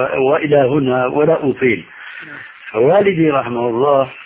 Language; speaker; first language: Arabic; early bilingual, other home language; Albanian